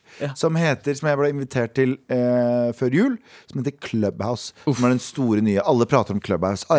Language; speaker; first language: Norwegian; early bilingual, other home language; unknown